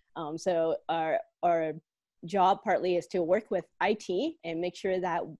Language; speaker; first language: English; non-native, local second language; Cantonese